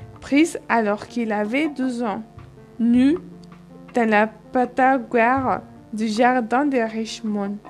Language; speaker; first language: French; non-native, fluent; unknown